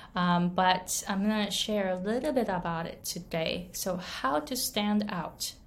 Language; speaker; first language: English; non-native, fluent; Japanese